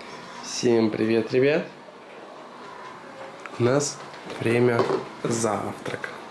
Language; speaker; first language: Russian; native; Russian